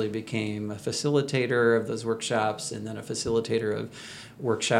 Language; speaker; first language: English; native; English